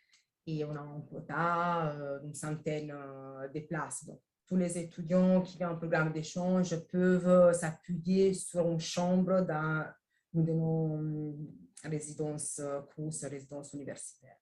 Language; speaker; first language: French; non-native, fluent; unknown